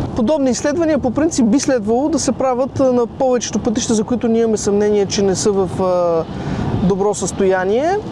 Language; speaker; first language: Bulgarian; native; Bulgarian